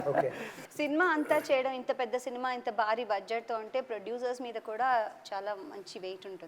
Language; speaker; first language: Telugu; native; Telugu